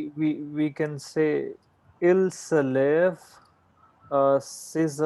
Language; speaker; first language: French; non-native, learner; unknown